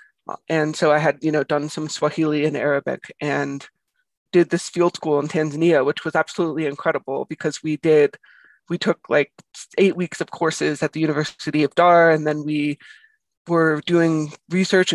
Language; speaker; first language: English; native; English